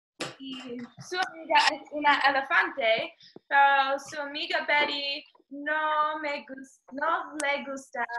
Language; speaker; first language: Spanish; non-native, learner; English